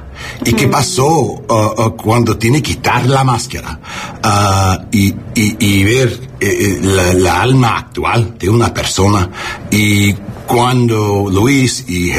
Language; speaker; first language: Spanish; early bilingual, heritage; English